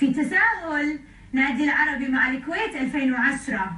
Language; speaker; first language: Arabic; native; Arabic